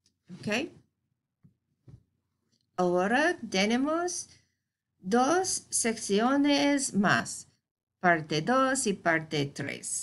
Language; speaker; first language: Spanish; non-native, fluent; English